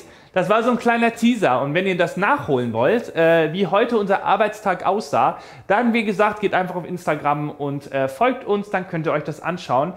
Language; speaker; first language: German; native; German